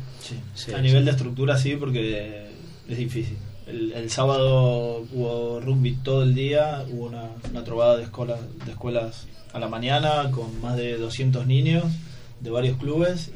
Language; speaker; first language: Spanish; native; Spanish